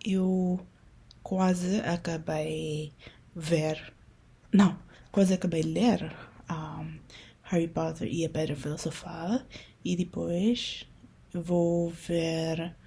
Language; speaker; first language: Portuguese; non-native, learner; Min Nan Chinese